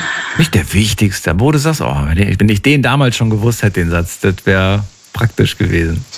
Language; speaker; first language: German; native; German